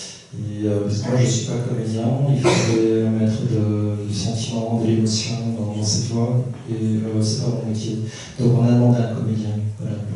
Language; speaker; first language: French; early bilingual, other home language; Korean